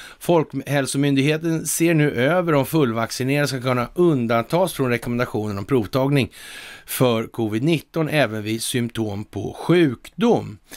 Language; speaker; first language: Swedish; native; Swedish